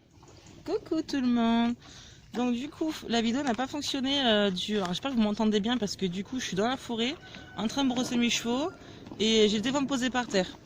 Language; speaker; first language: French; native; French